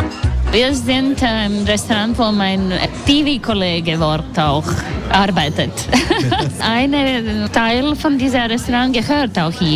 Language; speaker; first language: German; non-native, learner; Latvian